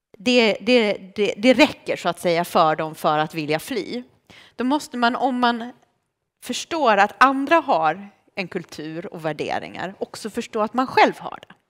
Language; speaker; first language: Swedish; early bilingual, other home language; Romanian